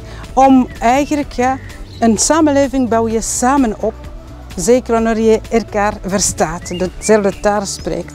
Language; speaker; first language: Dutch; non-native, fluent; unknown